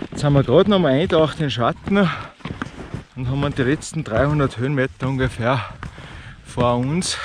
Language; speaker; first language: German; native; German